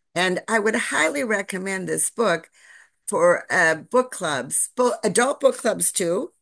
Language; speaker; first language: English; native; English